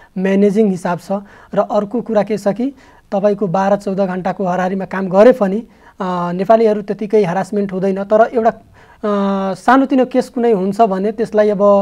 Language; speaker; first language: Nepali; non-native, local second language; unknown